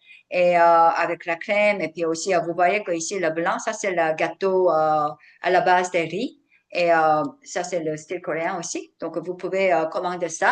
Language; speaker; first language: French; non-native, fluent; Korean